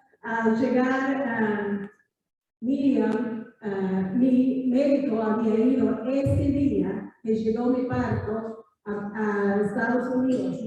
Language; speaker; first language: Spanish; non-native, fluent; English